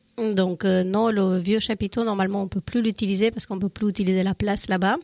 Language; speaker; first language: French; non-native, fluent; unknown